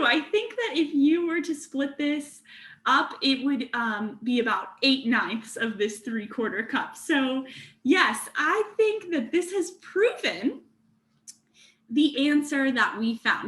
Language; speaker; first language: English; native; English